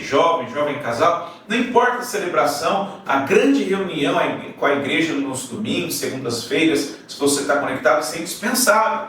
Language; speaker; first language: Portuguese; native; Portuguese